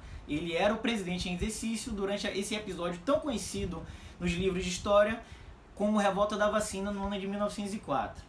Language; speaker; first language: Portuguese; native; Portuguese